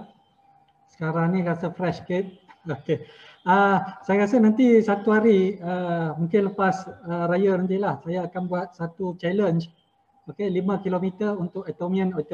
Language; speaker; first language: Malay; native; Malay